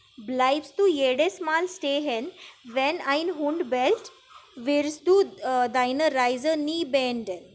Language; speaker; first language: German; non-native, learner; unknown